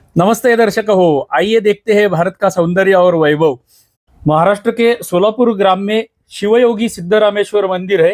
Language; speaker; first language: Hindi; non-native, local second language; Marathi